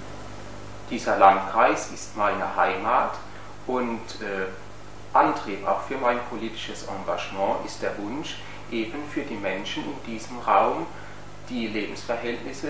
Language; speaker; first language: German; native; German